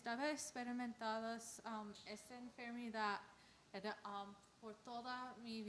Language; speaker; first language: Spanish; non-native, learner; English